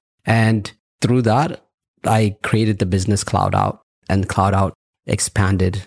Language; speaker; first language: English; early bilingual, other home language; Amharic